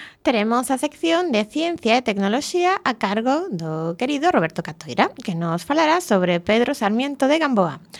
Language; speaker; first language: Galician; native; Galician